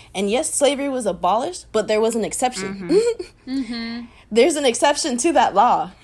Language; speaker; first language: English; native; English